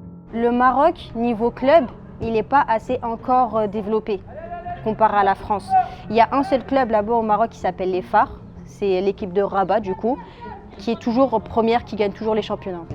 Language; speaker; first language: French; early bilingual, other home language; Arabic